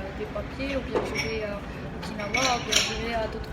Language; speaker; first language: French; non-native, local second language; Arabic